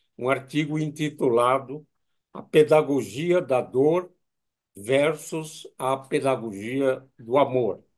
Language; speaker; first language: Portuguese; native; Portuguese